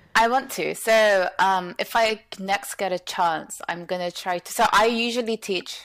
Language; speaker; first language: English; native; English